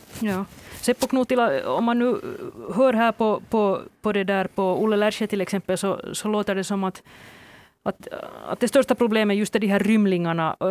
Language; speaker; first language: Swedish; native; Swedish